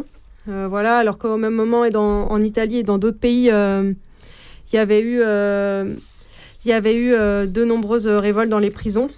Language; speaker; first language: French; native; French